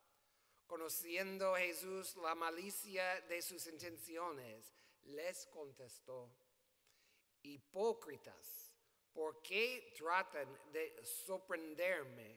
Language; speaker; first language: Spanish; non-native, learner; English